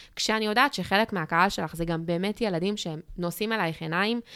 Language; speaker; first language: Hebrew; non-native, fluent; English